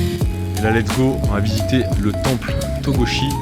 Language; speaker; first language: French; native; French